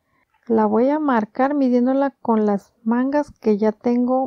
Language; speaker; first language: Spanish; native; Spanish